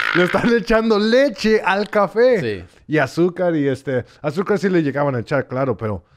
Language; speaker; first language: Spanish; early bilingual, heritage; Spanish